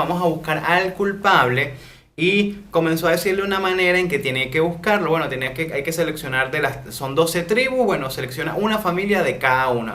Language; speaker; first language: Spanish; native; Spanish